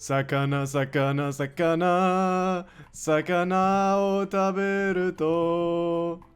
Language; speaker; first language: Japanese; non-native, learner; English